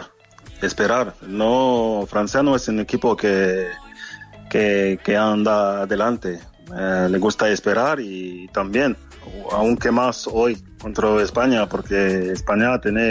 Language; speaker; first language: Spanish; non-native, fluent; French